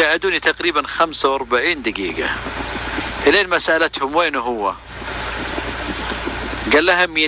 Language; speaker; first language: Arabic; native; Arabic